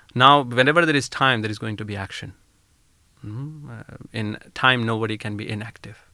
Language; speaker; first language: English; non-native, local second language; Hindi